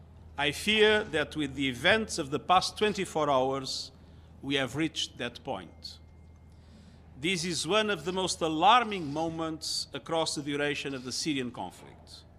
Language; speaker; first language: English; non-native, fluent; Portuguese